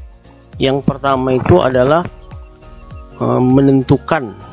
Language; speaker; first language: Indonesian; native; Indonesian